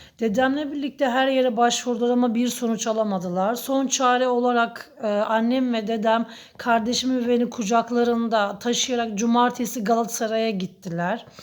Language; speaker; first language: Turkish; native; Turkish